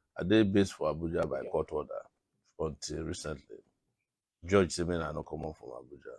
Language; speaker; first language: Nigerian Pidgin; non-native, local second language; Yoruba